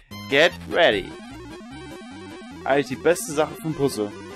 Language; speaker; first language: German; native; German